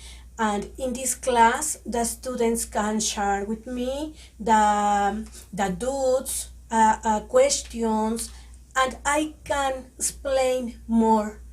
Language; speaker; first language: English; non-native, learner; Spanish